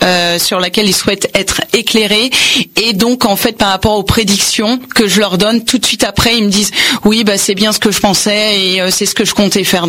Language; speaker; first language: French; native; French